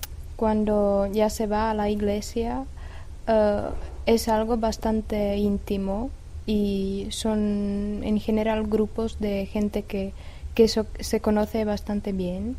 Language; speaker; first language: Spanish; non-native, fluent; Czech